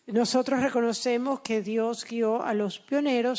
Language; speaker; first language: Spanish; native; Spanish